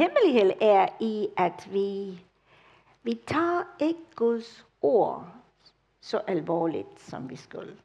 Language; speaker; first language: Danish; non-native, fluent; English